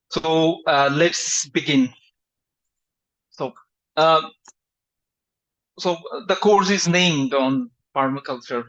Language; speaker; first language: English; non-native, fluent; Bangla